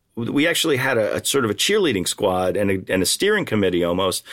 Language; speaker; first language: English; native; English